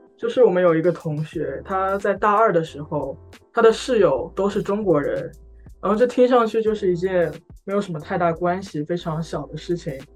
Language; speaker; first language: Chinese; early bilingual, heritage; Chinese